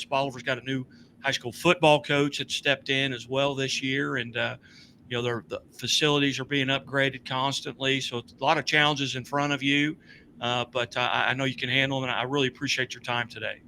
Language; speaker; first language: English; native; English